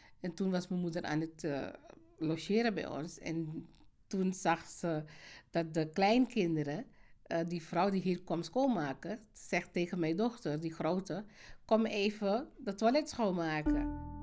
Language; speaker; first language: Dutch; non-native, fluent; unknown